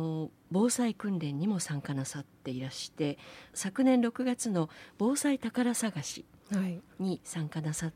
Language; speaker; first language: Japanese; native; Japanese